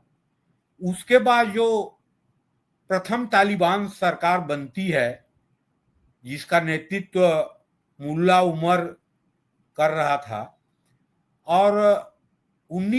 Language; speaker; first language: Hindi; native; Hindi